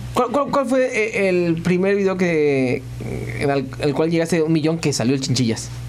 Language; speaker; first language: Spanish; native; Spanish